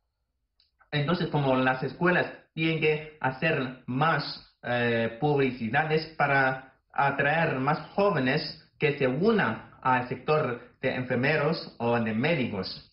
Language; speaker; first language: Spanish; non-native, fluent; Chinese